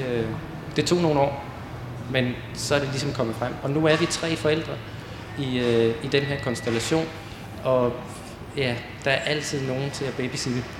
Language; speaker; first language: Danish; native; Danish